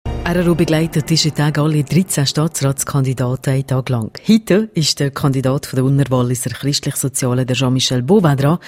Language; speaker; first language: German; native; German